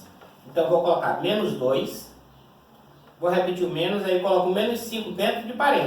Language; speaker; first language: Portuguese; native; Portuguese